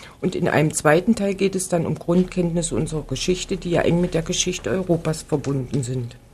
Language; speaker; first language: German; native; German